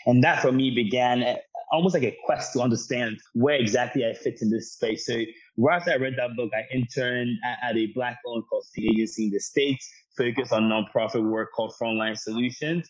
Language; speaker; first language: English; non-native, local second language; Akan